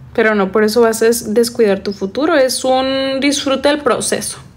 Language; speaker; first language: Spanish; native; Spanish